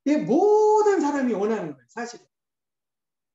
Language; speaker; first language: Korean; native; Korean